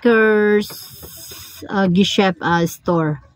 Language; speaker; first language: German; non-native, learner; Cebuano